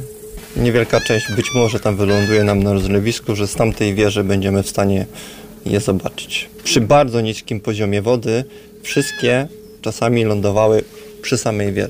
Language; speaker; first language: Polish; native; Polish